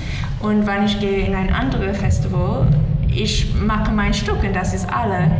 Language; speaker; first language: German; non-native, learner; English